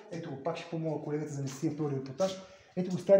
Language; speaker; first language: Bulgarian; native; Bulgarian